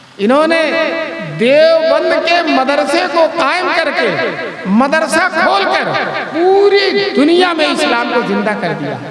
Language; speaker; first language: Urdu; native; Urdu